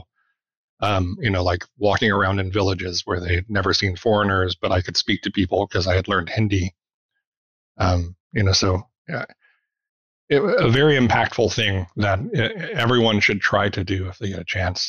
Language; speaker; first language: English; native; English